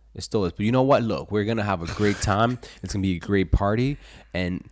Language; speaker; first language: English; early bilingual, other home language; Spanish